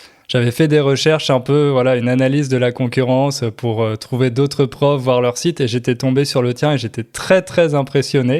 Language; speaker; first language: French; native; French